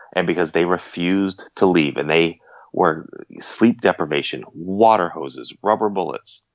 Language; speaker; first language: English; native; English